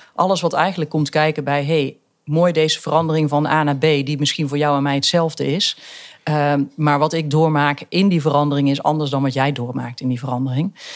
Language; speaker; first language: Dutch; native; Dutch